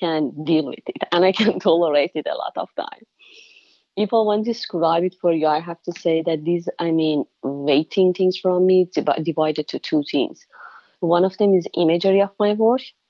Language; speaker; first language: English; non-native, fluent; Persian